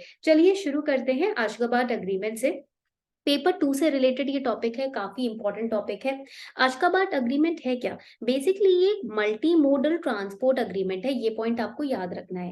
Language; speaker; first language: Hindi; native; Hindi